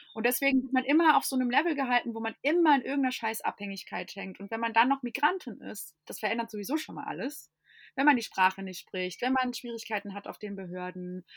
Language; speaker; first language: German; non-native, fluent; English